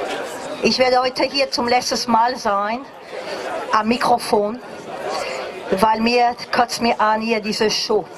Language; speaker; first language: German; non-native, fluent; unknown